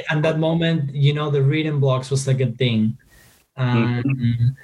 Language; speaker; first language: English; non-native, fluent; Spanish